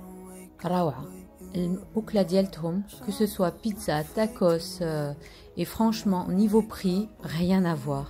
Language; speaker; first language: French; non-native, local second language; Arabic